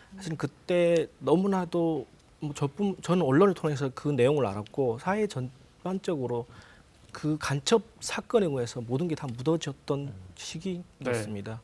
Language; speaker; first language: Korean; native; Korean